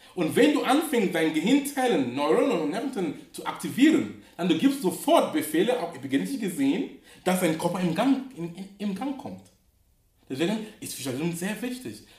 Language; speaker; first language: German; non-native, fluent; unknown